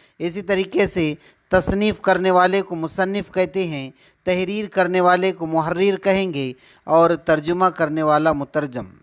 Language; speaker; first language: Urdu; native; Urdu